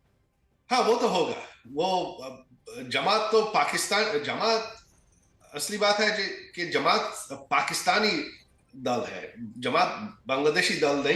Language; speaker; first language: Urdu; non-native, fluent; Bangla